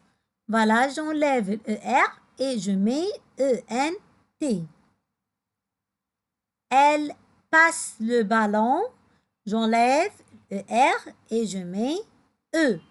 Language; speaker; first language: French; non-native, fluent; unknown